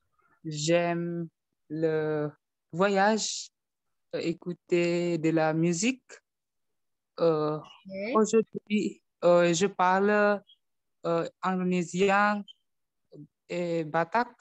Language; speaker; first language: French; non-native, learner; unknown